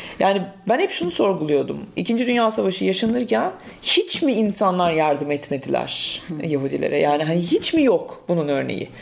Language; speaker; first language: Turkish; native; Turkish